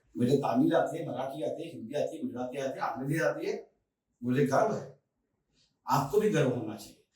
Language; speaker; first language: Hindi; native; Hindi